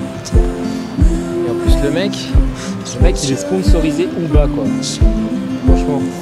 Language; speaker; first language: French; native; French